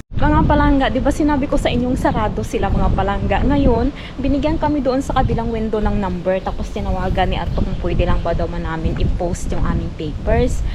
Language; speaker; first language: Filipino; non-native, local second language; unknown